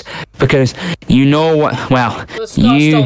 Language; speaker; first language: English; native; English